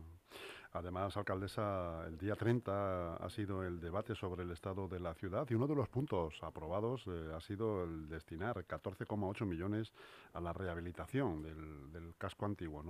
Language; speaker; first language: Spanish; native; Spanish